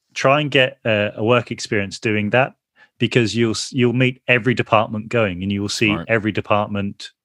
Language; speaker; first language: English; native; English